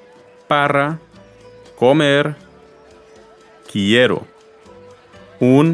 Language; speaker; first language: Spanish; non-native, fluent; English